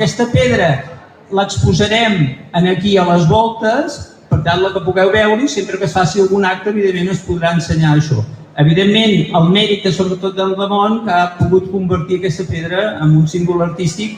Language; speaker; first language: Catalan; native; Catalan